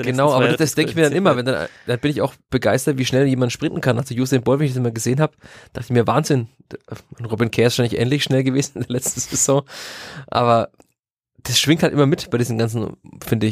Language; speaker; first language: German; native; German